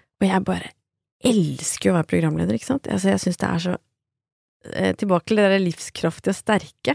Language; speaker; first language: Norwegian; native; Norwegian